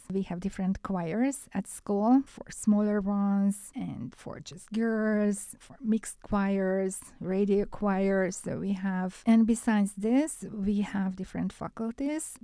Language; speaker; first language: English; non-native, fluent; Hungarian